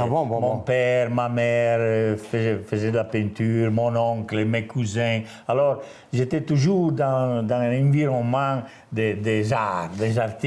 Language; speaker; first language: French; non-native, fluent; Italian